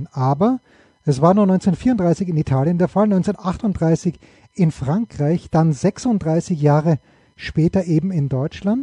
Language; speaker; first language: German; native; German